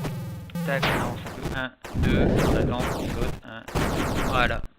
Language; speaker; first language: French; native; French